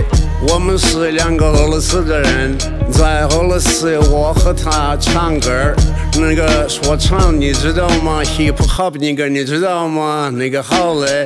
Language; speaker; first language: Chinese; non-native, learner; Russian